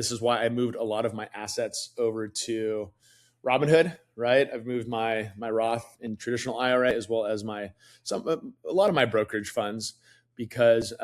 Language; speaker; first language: English; native; English